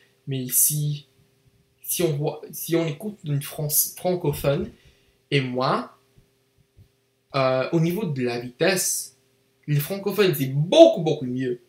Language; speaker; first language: French; non-native, learner; English